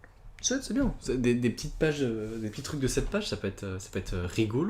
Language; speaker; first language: French; native; French